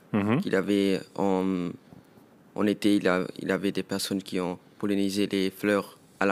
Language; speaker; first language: French; non-native, local second language; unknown